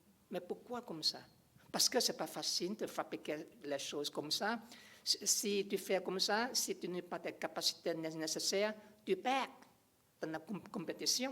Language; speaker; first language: French; non-native, learner; English